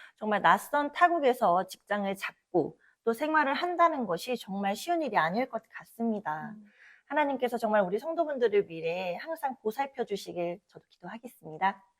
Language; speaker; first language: Korean; native; Korean